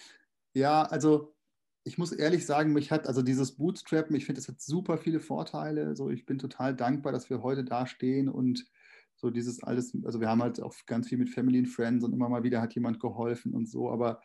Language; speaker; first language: German; native; German